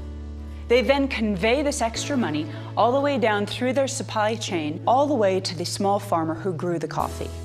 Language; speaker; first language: English; native; English